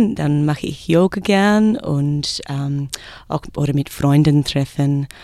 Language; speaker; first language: German; non-native, learner; English